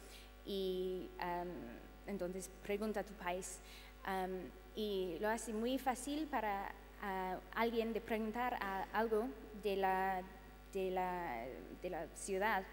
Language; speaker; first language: Spanish; non-native, fluent; English